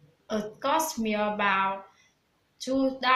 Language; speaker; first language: English; non-native, learner; Vietnamese